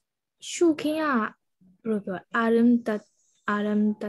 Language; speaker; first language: Korean; non-native, learner; Burmese